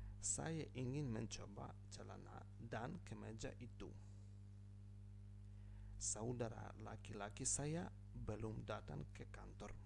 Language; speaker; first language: Indonesian; non-native, fluent; Ukrainian